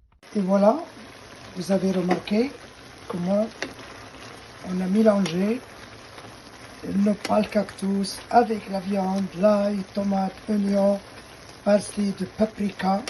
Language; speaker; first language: French; non-native, fluent; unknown